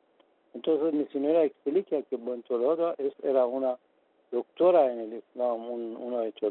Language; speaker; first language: Spanish; non-native, fluent; Persian